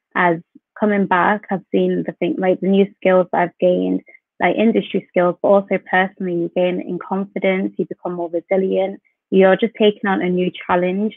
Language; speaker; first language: English; native; English